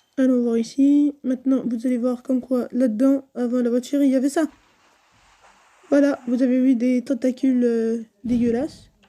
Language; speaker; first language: French; native; French